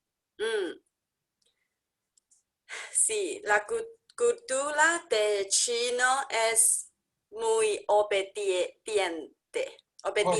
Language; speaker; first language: Spanish; non-native, learner; English